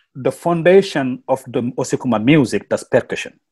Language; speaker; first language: English; non-native, learner; Wolof